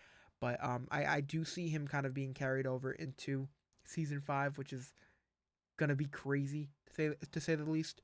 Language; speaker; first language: English; native; English